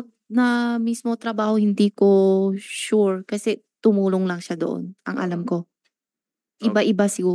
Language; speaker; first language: Filipino; non-native, learner; Chinese